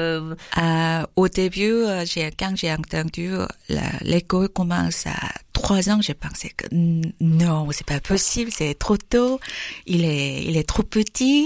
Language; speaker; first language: French; non-native, learner; Korean